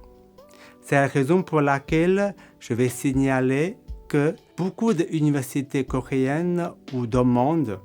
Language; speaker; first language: French; non-native, fluent; Korean